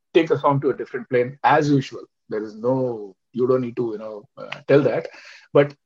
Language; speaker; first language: English; non-native, local second language; Tamil